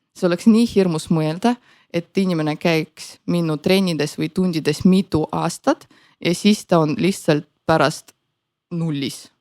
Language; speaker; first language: Estonian; non-native, local second language; Russian